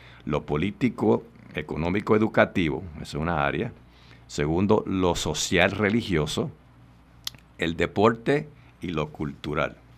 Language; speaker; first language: Spanish; native; Spanish